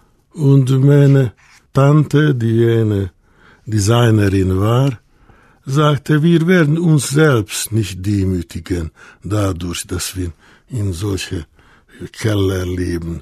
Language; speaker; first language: German; non-native, fluent; Hungarian